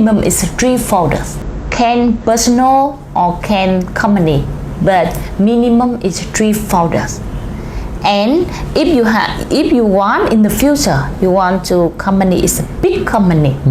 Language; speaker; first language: English; non-native, learner; Vietnamese